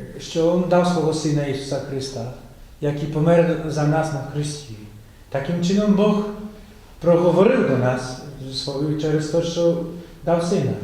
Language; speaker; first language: Ukrainian; non-native, fluent; Polish